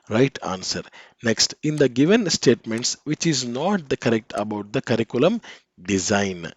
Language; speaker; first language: English; non-native, local second language; Telugu